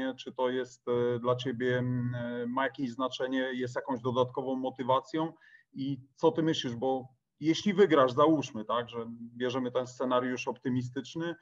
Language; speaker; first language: Polish; native; Polish